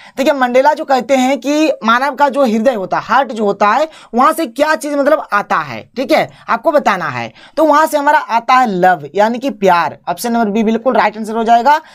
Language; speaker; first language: Hindi; native; Hindi